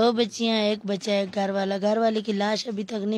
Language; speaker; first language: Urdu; non-native, local second language; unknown